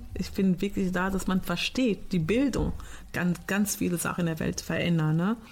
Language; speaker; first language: German; non-native, fluent; Portuguese